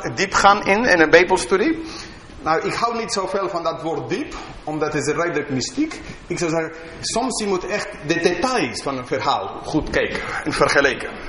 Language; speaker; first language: Dutch; non-native, fluent; English